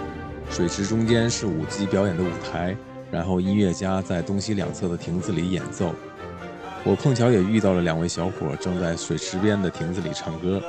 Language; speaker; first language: Chinese; native; Chinese